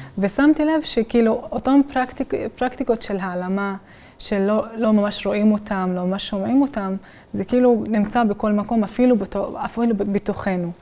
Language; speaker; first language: Hebrew; non-native, local second language; Arabic